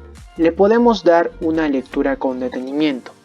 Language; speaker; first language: Spanish; native; Spanish